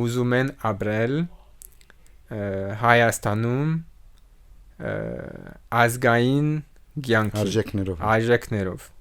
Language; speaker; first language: Armenian; non-native, learner; French